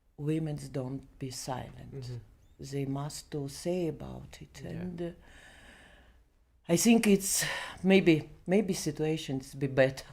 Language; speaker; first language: English; non-native, learner; Belarusian